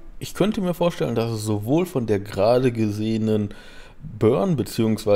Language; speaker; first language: German; native; German